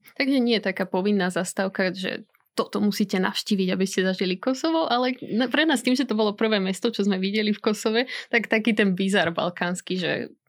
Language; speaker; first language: Slovak; native; Slovak